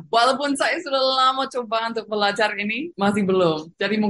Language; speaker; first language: Indonesian; non-native, fluent; English